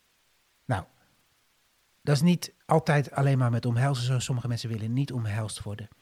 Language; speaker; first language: Dutch; native; Dutch